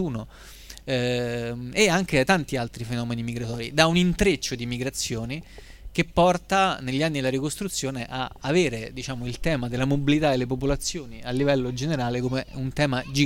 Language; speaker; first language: Italian; native; Italian